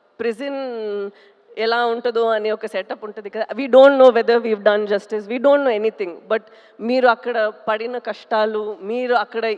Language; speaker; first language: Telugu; non-native, fluent; Tamil